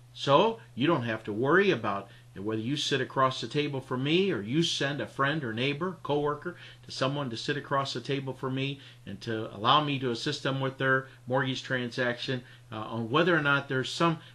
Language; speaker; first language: English; native; English